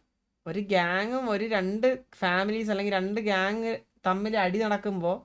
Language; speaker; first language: Malayalam; native; Malayalam